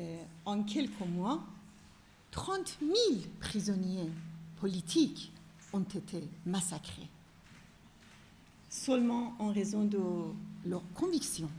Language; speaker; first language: French; non-native, fluent; Persian